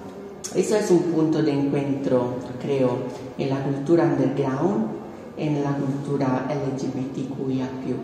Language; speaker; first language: Spanish; non-native, fluent; Italian